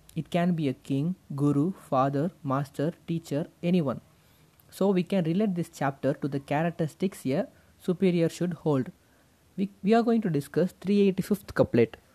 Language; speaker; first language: English; non-native, local second language; Tamil